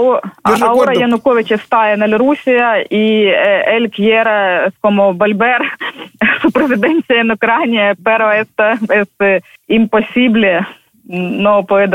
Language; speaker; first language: Spanish; non-native, learner; Ukrainian